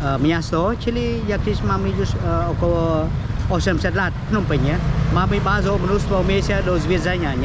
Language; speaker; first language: Polish; non-native, learner; Khmer